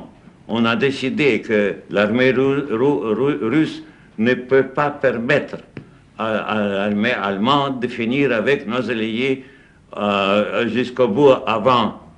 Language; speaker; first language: French; non-native, fluent; Russian